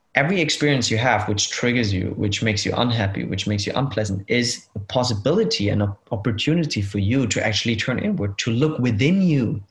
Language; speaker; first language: English; non-native, fluent; German